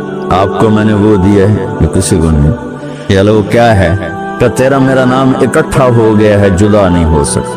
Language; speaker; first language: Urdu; non-native, local second language; Saraiki